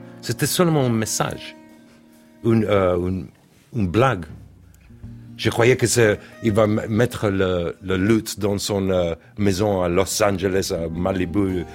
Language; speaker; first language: French; non-native, learner; English